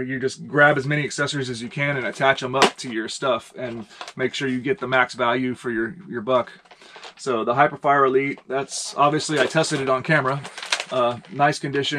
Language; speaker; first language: English; native; English